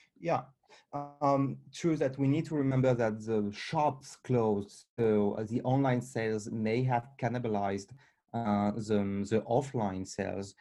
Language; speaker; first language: English; non-native, fluent; French